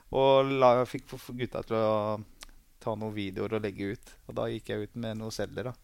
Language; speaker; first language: Norwegian; early bilingual, other home language; Persian